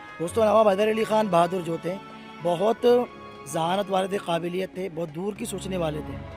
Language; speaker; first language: Urdu; native; Urdu